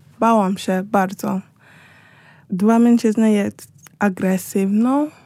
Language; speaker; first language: Polish; non-native, learner; Shona